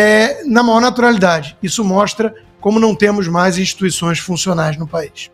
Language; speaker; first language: Portuguese; native; Portuguese